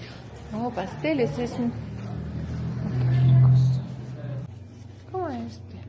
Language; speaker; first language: Spanish; non-native, learner; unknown